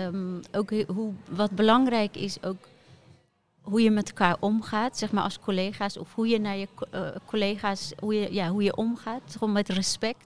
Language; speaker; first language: Dutch; non-native, fluent; Persian